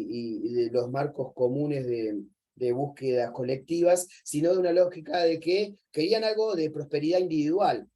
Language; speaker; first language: Spanish; native; Spanish